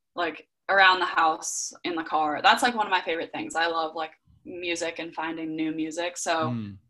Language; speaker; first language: English; native; English